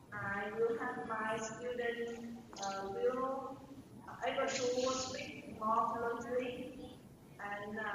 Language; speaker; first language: English; non-native, learner; Vietnamese